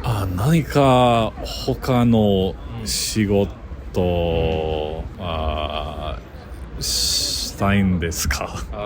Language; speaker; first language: Japanese; non-native, learner; English